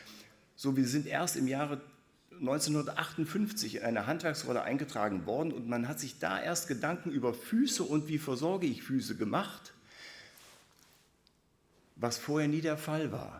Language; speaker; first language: German; native; German